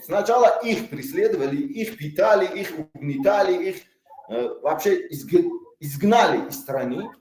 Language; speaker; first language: Russian; non-native, local second language; Tajik